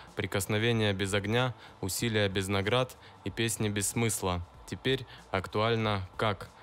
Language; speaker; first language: Russian; native; Russian